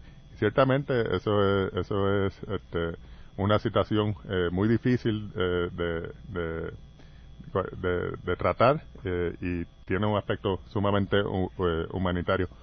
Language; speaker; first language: Spanish; native; Spanish